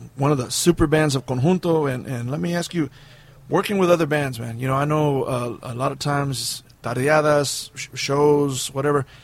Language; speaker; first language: English; early bilingual, other home language; Spanish